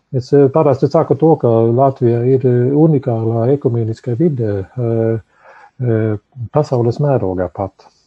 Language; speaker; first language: Latvian; early bilingual, heritage; Latvian